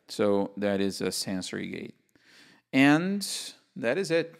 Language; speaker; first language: English; non-native, fluent; Portuguese